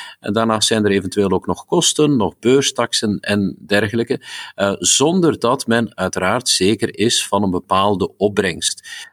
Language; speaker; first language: Dutch; native; Dutch